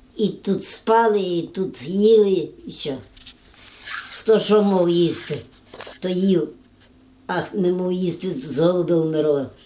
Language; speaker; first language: Ukrainian; native; Ukrainian